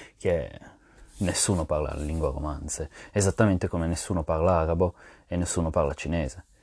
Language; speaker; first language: Italian; non-native, fluent; French